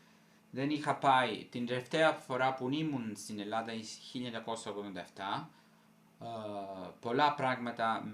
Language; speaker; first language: Greek; non-native, fluent; Italian